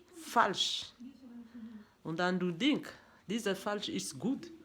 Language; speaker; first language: German; non-native, learner; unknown